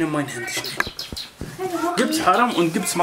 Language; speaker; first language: German; non-native, learner; Arabic